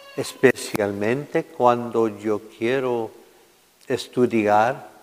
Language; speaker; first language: Spanish; non-native, learner; English